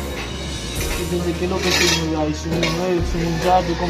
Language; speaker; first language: Spanish; non-native, learner; Haitian Creole